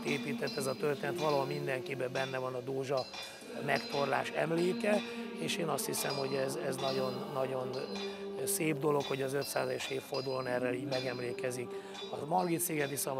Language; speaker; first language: Hungarian; native; Hungarian